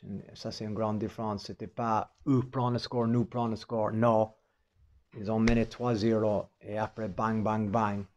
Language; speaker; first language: French; non-native, fluent; English